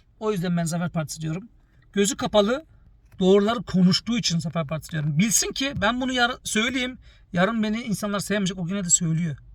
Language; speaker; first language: Turkish; early bilingual, heritage; Turkish